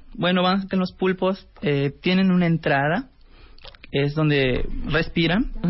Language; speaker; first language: Spanish; native; Spanish